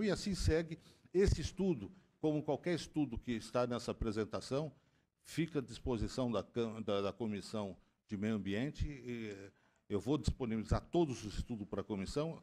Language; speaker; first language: Portuguese; native; Portuguese